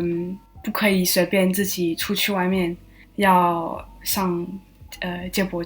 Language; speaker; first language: Chinese; non-native, learner; French